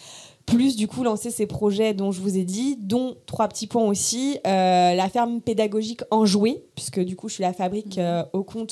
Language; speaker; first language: French; native; French